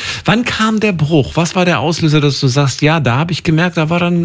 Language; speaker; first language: German; native; German